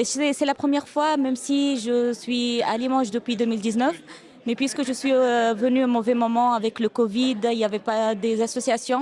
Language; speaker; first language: French; non-native, fluent; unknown